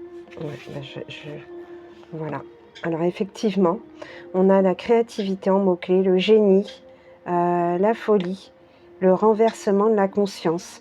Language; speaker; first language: French; native; French